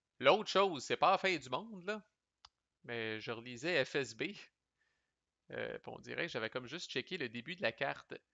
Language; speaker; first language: French; native; French